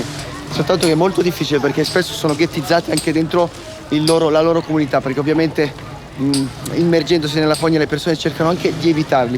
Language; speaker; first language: Italian; native; Italian